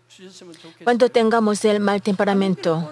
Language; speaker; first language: Spanish; non-native, fluent; Korean